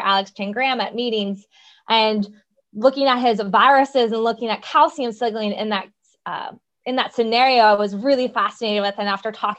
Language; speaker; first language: English; native; English